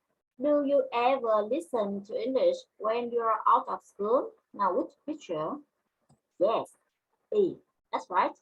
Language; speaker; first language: English; non-native, fluent; Vietnamese